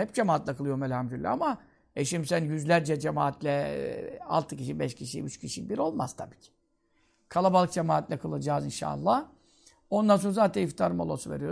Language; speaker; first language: Turkish; native; Turkish